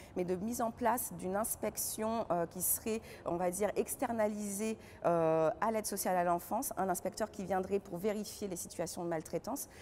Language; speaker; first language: French; native; French